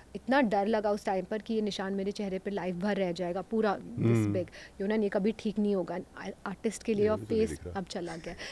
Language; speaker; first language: Hindi; native; Hindi